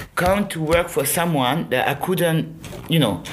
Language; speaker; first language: English; non-native, fluent; French